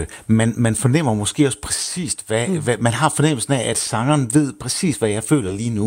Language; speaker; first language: Danish; native; Danish